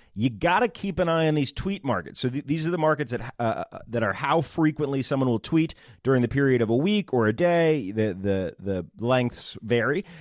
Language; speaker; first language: English; native; English